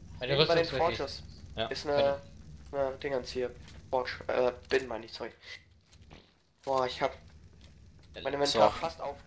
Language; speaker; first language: German; native; German